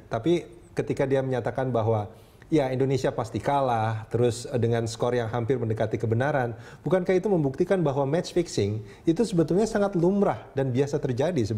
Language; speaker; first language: Indonesian; native; Indonesian